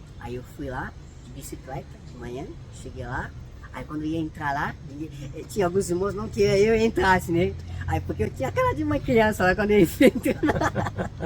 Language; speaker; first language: Portuguese; non-native, fluent; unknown